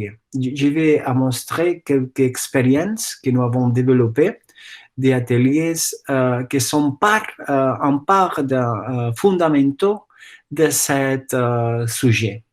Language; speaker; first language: French; non-native, fluent; Catalan